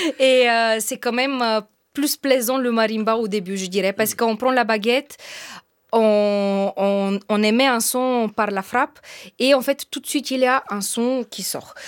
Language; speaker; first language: French; non-native, fluent; Bulgarian